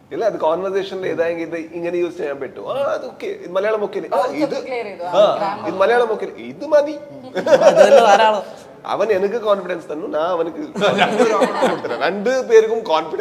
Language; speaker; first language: Malayalam; non-native, learner; Kannada